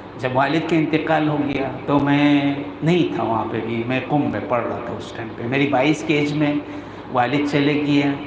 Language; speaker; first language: Urdu; non-native, local second language; Kashmiri